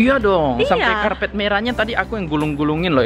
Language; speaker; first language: Indonesian; native; Indonesian